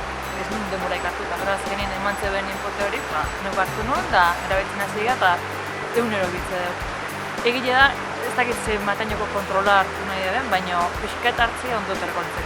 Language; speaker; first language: Basque; native; Basque